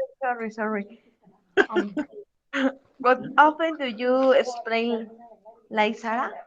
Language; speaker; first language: English; non-native, learner; Spanish